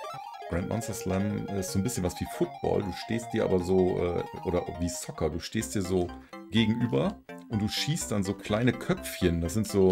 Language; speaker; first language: German; native; German